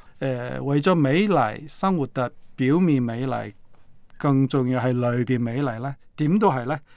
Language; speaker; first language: Cantonese; non-native, fluent; Korean